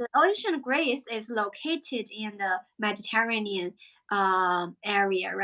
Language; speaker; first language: English; non-native, fluent; Chinese